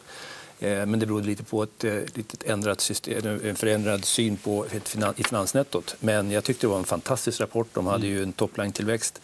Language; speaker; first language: Swedish; native; Swedish